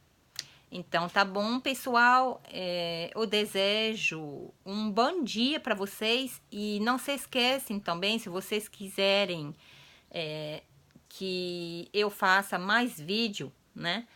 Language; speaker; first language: Portuguese; non-native, fluent; French